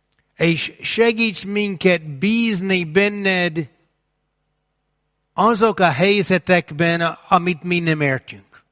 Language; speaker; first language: Hungarian; non-native, fluent; English